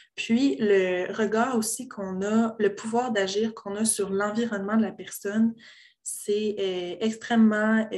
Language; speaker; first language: French; native; French